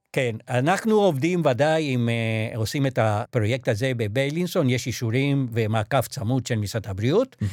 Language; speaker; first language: Hebrew; non-native, fluent; Spanish